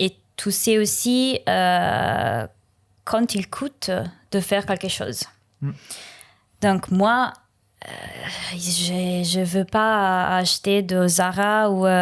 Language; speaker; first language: French; non-native, learner; Italian